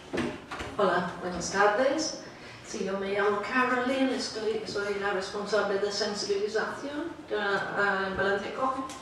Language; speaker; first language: Spanish; non-native, fluent; English